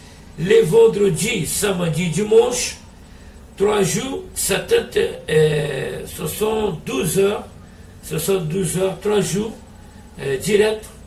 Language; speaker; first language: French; non-native, learner; Portuguese